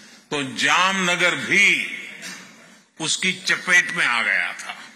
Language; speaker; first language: Hindi; non-native, local second language; Gujarati